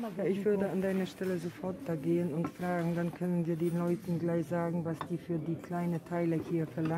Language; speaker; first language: German; non-native, fluent; Russian